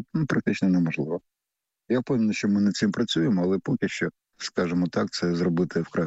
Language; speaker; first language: Ukrainian; native; Ukrainian